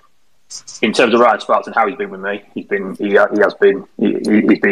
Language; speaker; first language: English; native; English